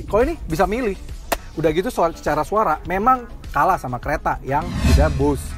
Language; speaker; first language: Indonesian; native; Indonesian